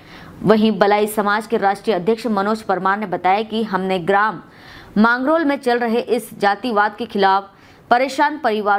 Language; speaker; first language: Hindi; native; Hindi